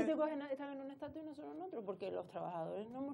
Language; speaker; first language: Spanish; native; Spanish